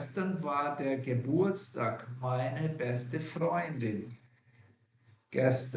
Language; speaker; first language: German; non-native, fluent; Portuguese